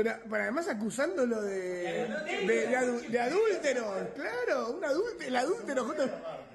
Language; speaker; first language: Spanish; native; Spanish